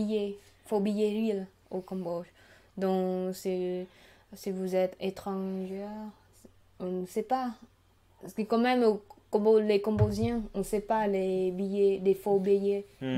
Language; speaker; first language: French; non-native, learner; Khmer